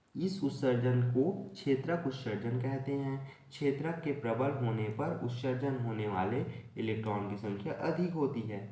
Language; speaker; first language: Hindi; native; Hindi